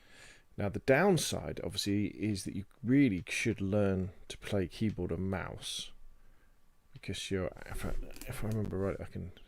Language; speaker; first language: English; native; English